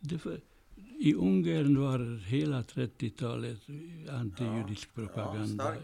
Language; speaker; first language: Swedish; non-native, fluent; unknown